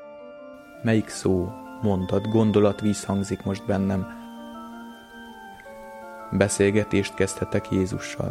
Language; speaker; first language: Hungarian; native; Hungarian